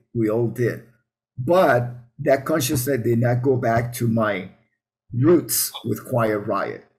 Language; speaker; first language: English; early bilingual, other home language; Spanish